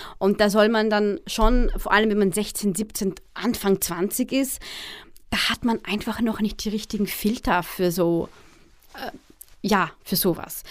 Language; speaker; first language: German; early bilingual, other home language; Arabic